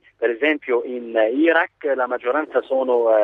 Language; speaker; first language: Italian; non-native, fluent; Arabic